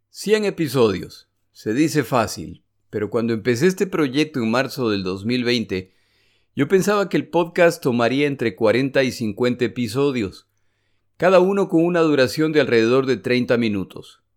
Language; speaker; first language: Spanish; native; Spanish